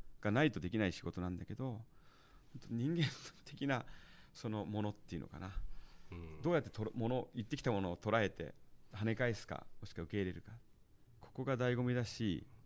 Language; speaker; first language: Japanese; early bilingual, heritage; Japanese